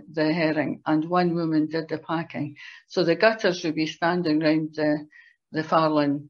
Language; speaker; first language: English; native; English